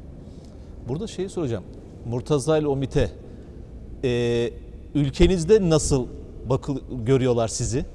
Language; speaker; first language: Turkish; native; Turkish